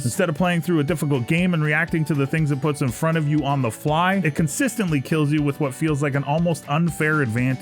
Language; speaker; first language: English; native; English